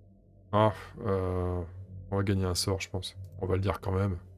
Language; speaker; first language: French; native; French